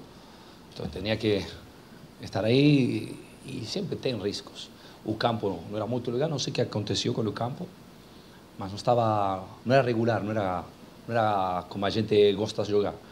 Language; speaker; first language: Portuguese; non-native, fluent; Spanish